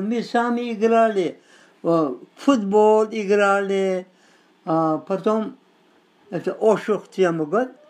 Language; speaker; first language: Russian; non-native, local second language; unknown